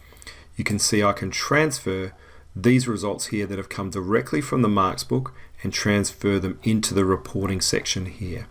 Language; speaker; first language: English; native; English